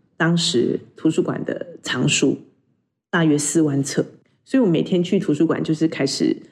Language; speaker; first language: Chinese; native; Chinese